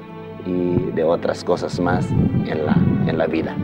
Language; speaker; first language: Spanish; non-native, fluent; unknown